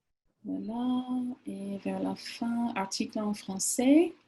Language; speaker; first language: French; non-native, fluent; English